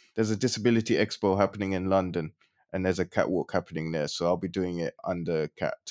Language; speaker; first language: English; native; English